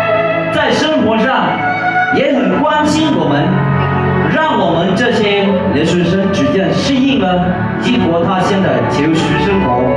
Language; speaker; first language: Chinese; non-native, learner; Lao